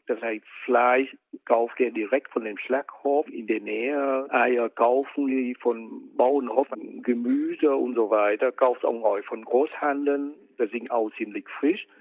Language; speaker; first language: German; non-native, learner; Vietnamese